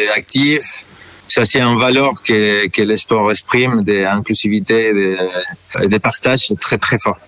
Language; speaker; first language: French; non-native, fluent; Spanish